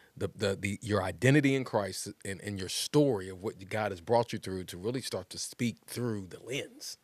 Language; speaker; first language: English; native; English